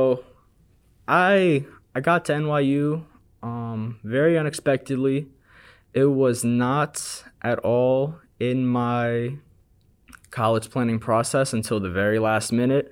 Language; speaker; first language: English; native; English